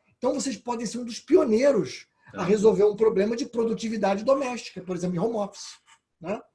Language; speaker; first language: Portuguese; native; Portuguese